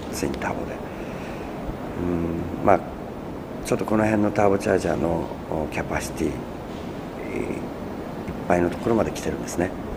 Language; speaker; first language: Japanese; native; Japanese